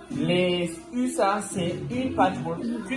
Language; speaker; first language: French; non-native, learner; Spanish